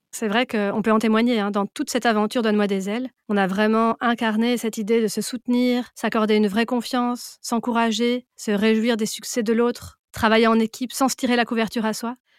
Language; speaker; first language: French; native; French